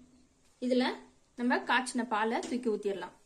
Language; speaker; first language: Tamil; native; Tamil